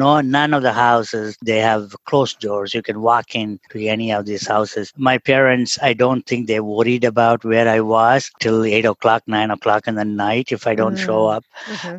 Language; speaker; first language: English; non-native, local second language; Tamil